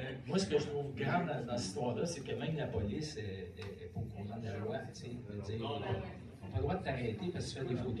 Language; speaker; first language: French; native; French